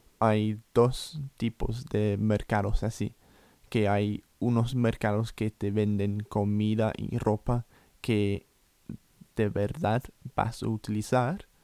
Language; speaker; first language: Spanish; non-native, fluent; English